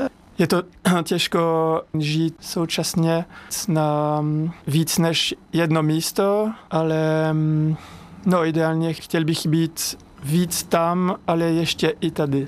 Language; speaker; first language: Czech; non-native, fluent; French